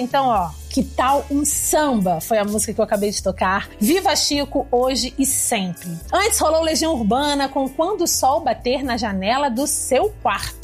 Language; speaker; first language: Portuguese; native; Portuguese